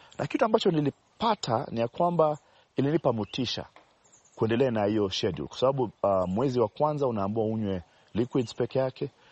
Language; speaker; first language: Swahili; non-native, local second language; Luo (Kenya and Tanzania)